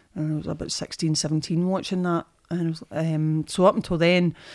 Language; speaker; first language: English; native; English